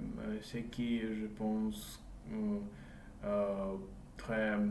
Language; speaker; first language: French; non-native, learner; English